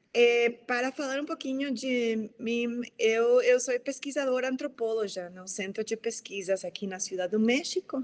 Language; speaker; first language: Portuguese; non-native, fluent; Spanish